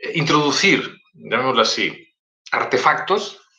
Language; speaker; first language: Spanish; native; Spanish